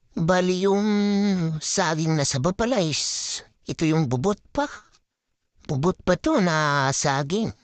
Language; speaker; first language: Filipino; non-native, local second language; Bikol